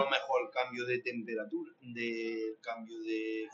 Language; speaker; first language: Spanish; native; Spanish